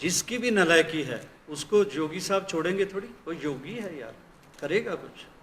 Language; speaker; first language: Hindi; non-native, local second language; Punjabi